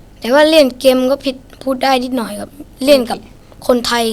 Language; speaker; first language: Thai; non-native, learner; Shan